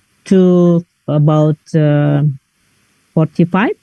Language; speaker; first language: English; non-native, learner; Indonesian